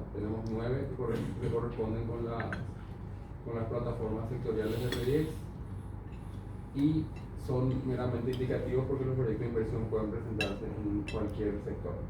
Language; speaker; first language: Spanish; native; Spanish